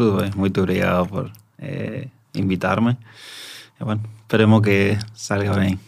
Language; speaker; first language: Portuguese; non-native, learner; Spanish